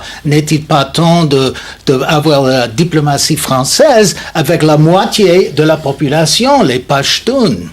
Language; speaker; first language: French; non-native, fluent; English